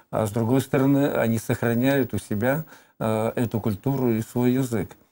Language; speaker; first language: Russian; native; Russian